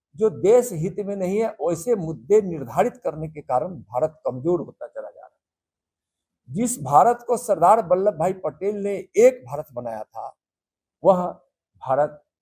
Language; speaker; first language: Hindi; native; Hindi